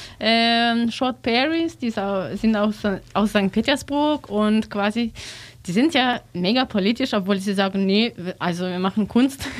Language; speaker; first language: German; non-native, learner; Russian